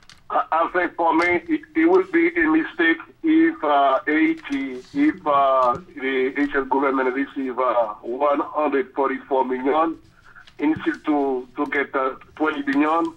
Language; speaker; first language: English; non-native, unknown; Haitian Creole